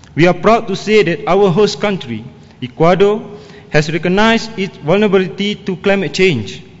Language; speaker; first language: English; non-native, local second language; Malay